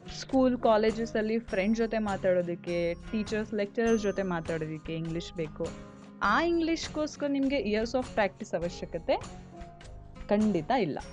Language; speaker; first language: Kannada; non-native, local second language; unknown